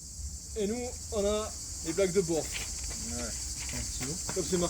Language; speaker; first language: French; native; French